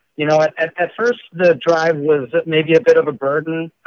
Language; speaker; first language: English; native; English